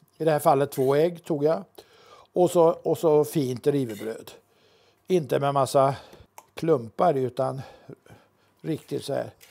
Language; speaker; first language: Swedish; native; Swedish